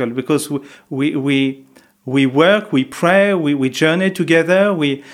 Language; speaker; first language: English; non-native, fluent; French